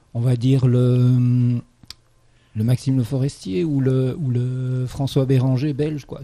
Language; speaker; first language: French; native; French